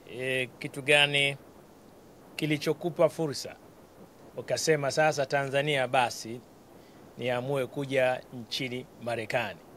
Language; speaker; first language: Swahili; native; Swahili